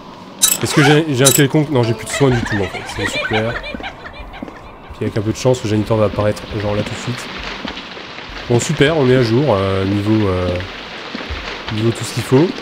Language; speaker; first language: French; native; French